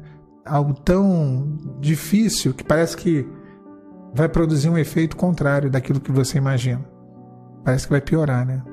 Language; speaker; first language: Portuguese; native; Portuguese